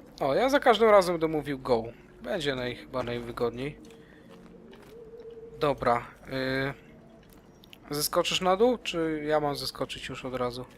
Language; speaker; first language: Polish; native; Polish